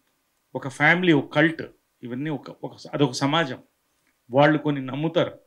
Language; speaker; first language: Telugu; native; Telugu